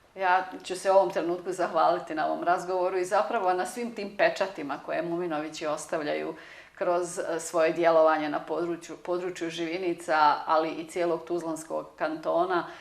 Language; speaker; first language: Bosnian; native; Bosnian